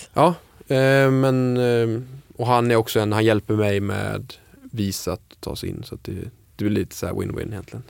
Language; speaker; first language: Swedish; native; Swedish